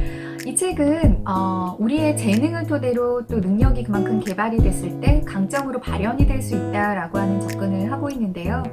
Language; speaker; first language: Korean; native; Korean